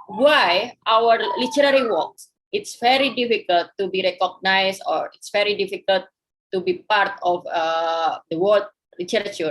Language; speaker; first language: English; non-native, fluent; Indonesian